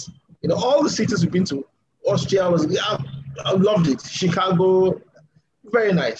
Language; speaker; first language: English; non-native, local second language; Yoruba